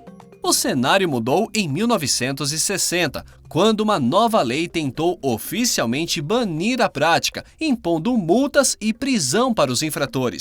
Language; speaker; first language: Portuguese; native; Portuguese